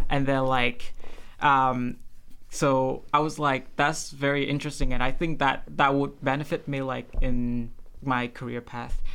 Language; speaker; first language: English; non-native, fluent; Vietnamese